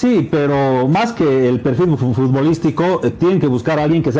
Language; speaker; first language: Spanish; native; Spanish